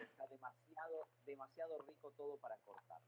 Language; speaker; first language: Spanish; native; Spanish